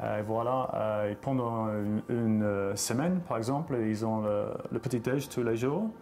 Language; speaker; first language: French; non-native, fluent; English